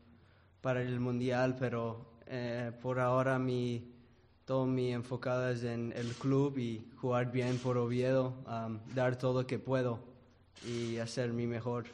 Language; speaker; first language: Spanish; early bilingual, heritage; English